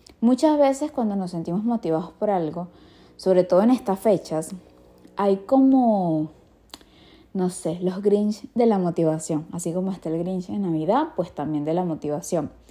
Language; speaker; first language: Spanish; native; Spanish